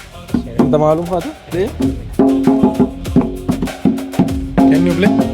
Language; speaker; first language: Arabic; non-native, learner; Sinhala